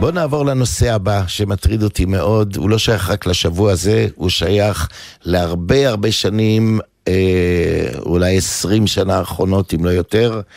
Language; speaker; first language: Hebrew; native; Hebrew